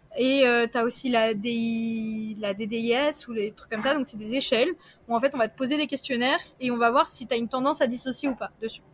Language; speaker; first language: French; early bilingual, other home language; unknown